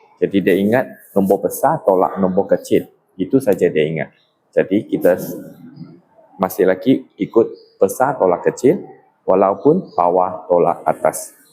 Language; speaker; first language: Malay; non-native, local second language; Chinese